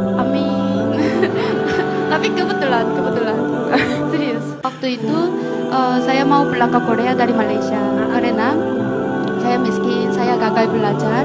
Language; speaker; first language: Indonesian; non-native, learner; Korean